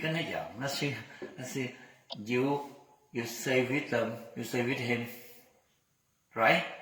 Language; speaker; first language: English; non-native, learner; Vietnamese